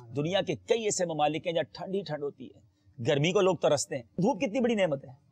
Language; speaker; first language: Urdu; native; Urdu